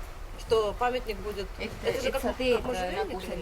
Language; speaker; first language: Russian; native; Russian